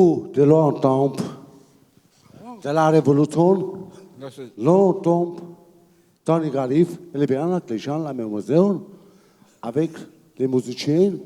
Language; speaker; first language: French; non-native, learner; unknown